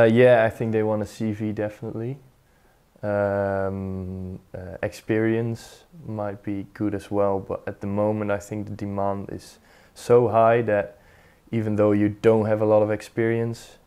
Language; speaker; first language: English; non-native, fluent; Dutch